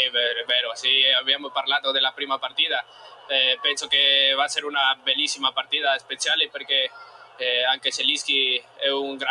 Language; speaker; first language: Italian; non-native, learner; Spanish